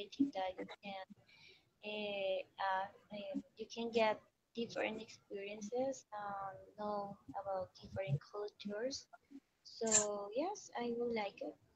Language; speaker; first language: English; non-native, learner; Spanish